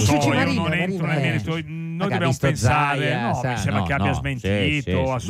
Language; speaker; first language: Italian; native; Italian